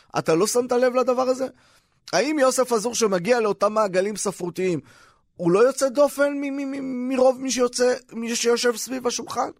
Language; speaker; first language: Hebrew; native; Hebrew